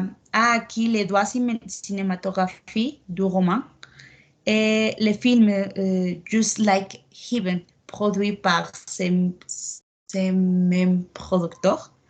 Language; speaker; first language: French; non-native, learner; Spanish